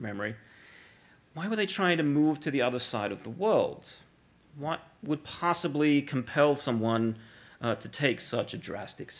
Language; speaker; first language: English; native; English